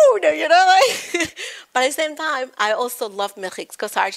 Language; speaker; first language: English; non-native, fluent; Spanish